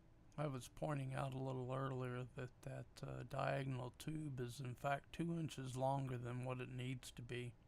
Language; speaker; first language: English; native; English